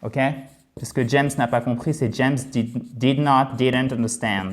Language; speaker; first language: French; native; French